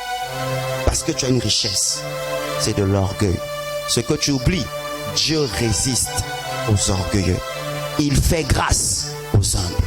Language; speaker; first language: French; non-native, local second language; Lingala